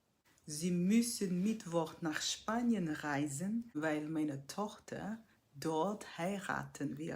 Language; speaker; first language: German; non-native, fluent; Portuguese